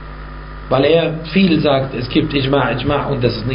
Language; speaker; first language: German; non-native, fluent; Arabic